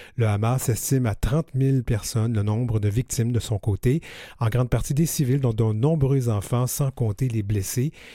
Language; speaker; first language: French; native; French